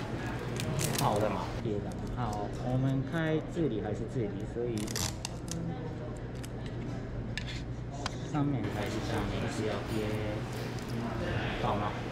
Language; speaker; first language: Chinese; non-native, learner; Japanese